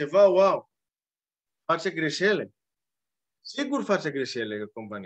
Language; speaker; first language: Romanian; non-native, learner; Greek